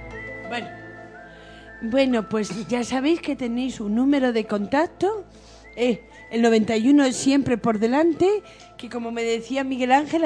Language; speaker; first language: Spanish; native; Spanish